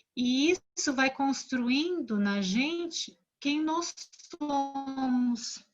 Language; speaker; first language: Portuguese; native; Portuguese